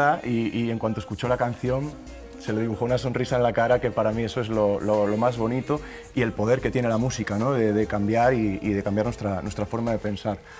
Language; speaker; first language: Spanish; native; Spanish